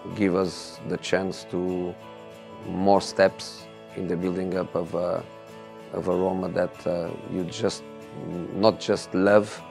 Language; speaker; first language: English; non-native, fluent; Portuguese